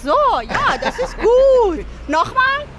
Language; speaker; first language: German; non-native, fluent; Persian